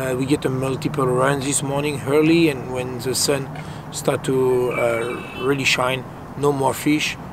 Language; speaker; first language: English; non-native, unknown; French